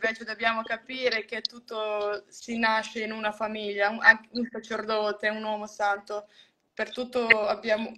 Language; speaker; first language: Italian; non-native, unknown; Croatian